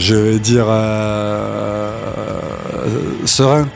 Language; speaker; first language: French; native; French